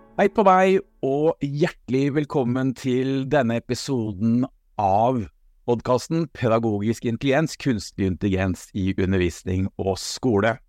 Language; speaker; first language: Norwegian; native; Norwegian